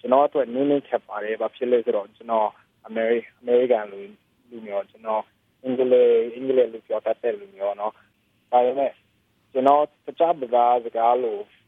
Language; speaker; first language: Burmese; non-native, learner; English